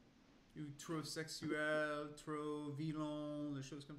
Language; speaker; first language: French; non-native, learner; English